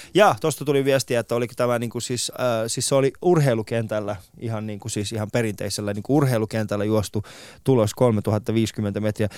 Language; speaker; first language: Finnish; non-native, fluent; Persian